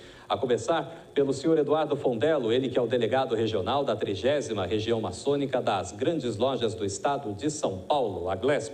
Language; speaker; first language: Portuguese; native; Portuguese